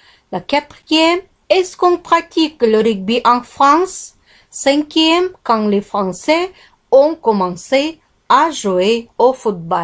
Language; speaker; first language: French; non-native, fluent; Kazakh